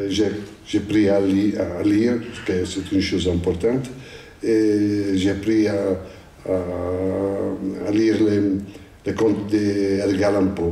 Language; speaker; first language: French; non-native, fluent; Italian